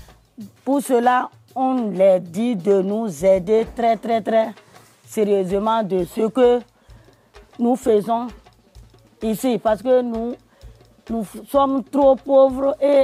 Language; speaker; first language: French; non-native, local second language; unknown